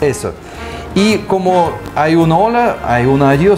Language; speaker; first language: Spanish; non-native, fluent; Russian